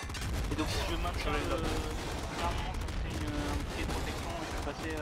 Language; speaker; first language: French; native; French